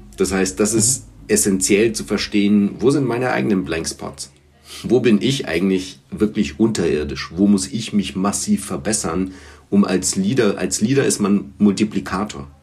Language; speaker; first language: German; early bilingual, other home language; Bulgarian